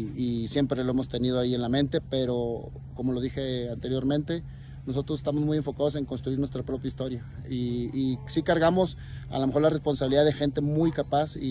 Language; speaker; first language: Spanish; native; Spanish